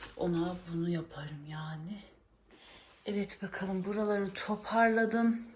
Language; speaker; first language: Turkish; early bilingual, heritage; Turkish